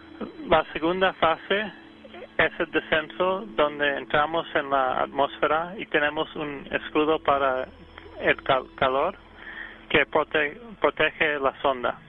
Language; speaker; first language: Spanish; early bilingual, heritage; English